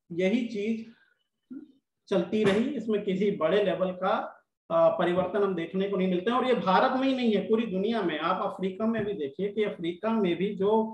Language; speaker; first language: Hindi; native; Hindi